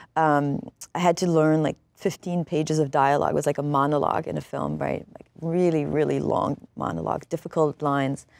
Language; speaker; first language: English; non-native, fluent; German